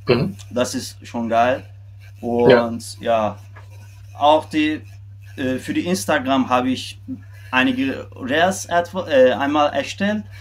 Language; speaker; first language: German; non-native, fluent; Turkish